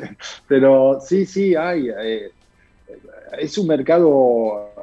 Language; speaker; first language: Spanish; non-native, fluent; French